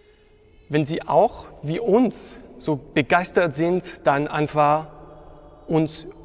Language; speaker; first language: German; non-native, fluent; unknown